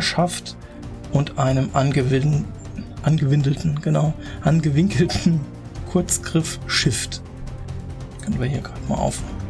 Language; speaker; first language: German; native; German